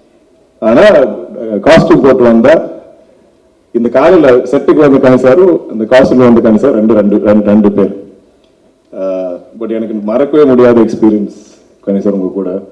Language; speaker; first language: Tamil; non-native, local second language; Malayalam